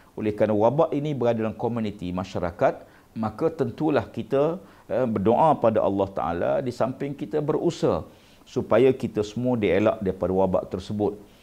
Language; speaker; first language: Malay; native; Malay